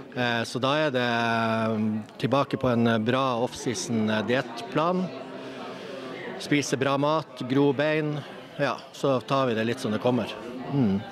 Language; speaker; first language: Norwegian; native; Norwegian